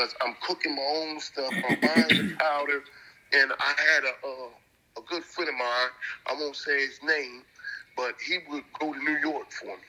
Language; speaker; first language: English; native; English